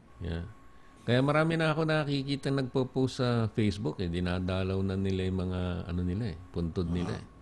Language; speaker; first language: Filipino; native; Filipino